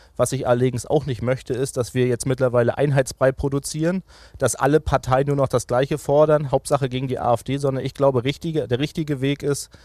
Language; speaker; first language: German; native; German